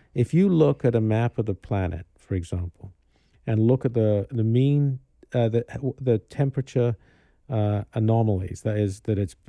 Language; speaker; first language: English; native; English